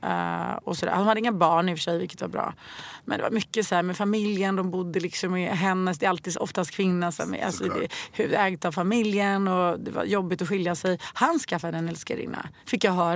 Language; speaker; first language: Swedish; native; Swedish